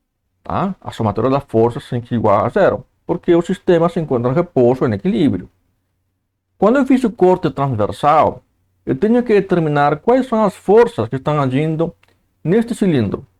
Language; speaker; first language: Portuguese; native; Portuguese